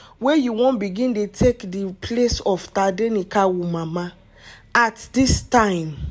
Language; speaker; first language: Nigerian Pidgin; non-native, local second language; Yoruba